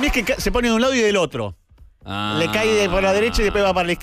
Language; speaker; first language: Spanish; native; Spanish